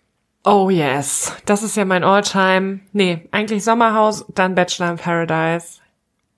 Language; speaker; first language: German; native; German